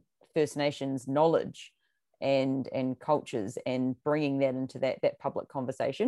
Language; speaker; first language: English; native; English